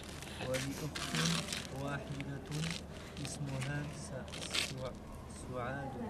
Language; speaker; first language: Arabic; non-native, learner; French